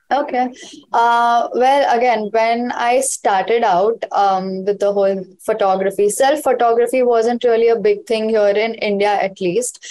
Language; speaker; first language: English; non-native, local second language; Hindi